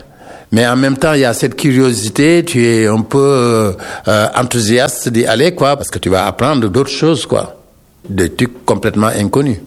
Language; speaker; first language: French; non-native, local second language; Wolof